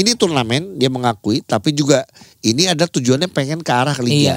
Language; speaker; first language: Indonesian; native; Indonesian